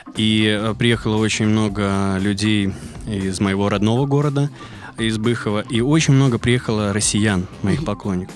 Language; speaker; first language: Russian; native; Russian